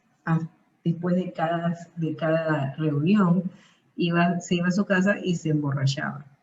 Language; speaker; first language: Spanish; early bilingual, heritage; Spanish